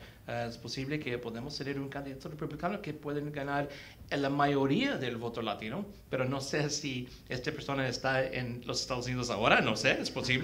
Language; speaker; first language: Spanish; early bilingual, heritage; Spanish